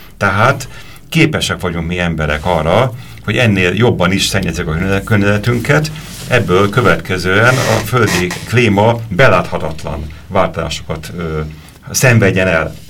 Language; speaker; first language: Hungarian; native; Hungarian